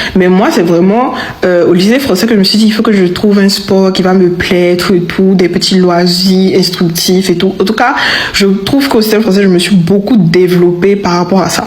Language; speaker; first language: French; native; French